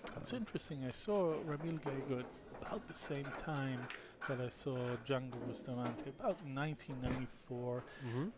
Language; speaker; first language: English; non-native, fluent; Hebrew